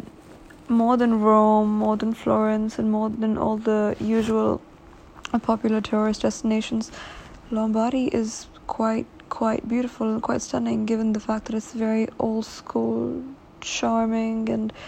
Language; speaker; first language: English; non-native, local second language; Urdu